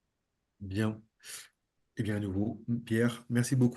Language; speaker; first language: French; native; French